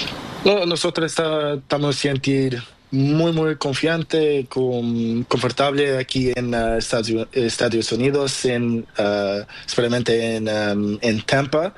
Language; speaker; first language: Spanish; non-native, learner; Portuguese